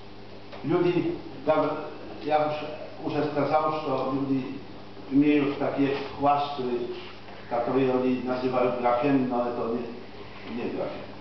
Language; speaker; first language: Russian; non-native, fluent; Polish